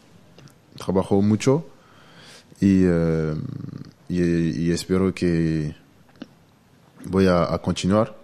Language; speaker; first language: Spanish; non-native, learner; French